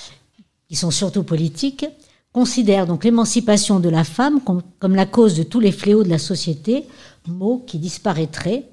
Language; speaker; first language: French; native; French